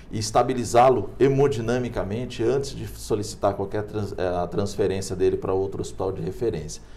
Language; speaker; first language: Portuguese; native; Portuguese